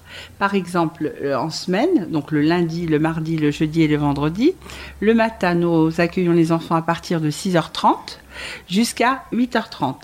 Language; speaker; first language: French; native; French